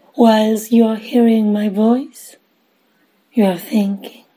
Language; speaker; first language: English; non-native, fluent; Spanish